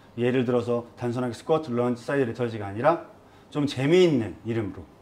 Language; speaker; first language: Korean; native; Korean